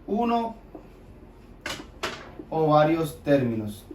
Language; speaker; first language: Spanish; native; Spanish